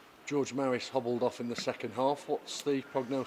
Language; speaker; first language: English; native; English